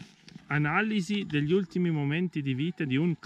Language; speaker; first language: Italian; native; Italian